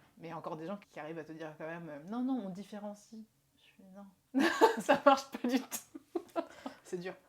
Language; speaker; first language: French; early bilingual, other home language; Japanese